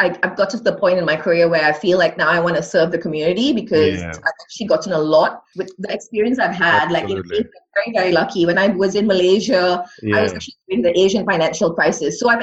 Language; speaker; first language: English; non-native, local second language; Tamil